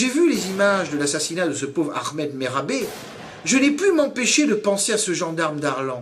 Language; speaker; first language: French; native; French